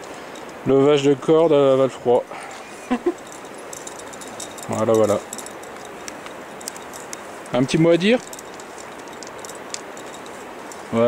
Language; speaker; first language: French; native; French